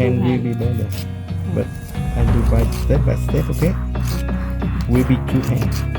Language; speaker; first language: English; non-native, learner; Vietnamese